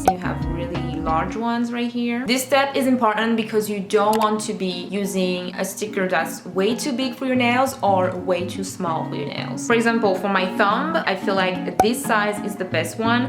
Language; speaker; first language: English; non-native, fluent; French